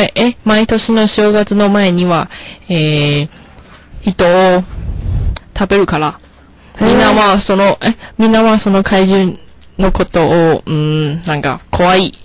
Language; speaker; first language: Japanese; non-native, learner; Chinese